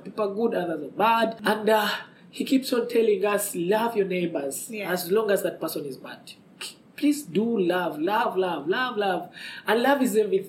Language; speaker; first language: English; non-native, local second language; Ganda